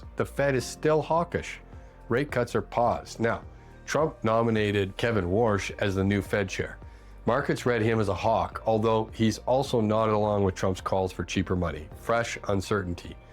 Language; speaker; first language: English; native; English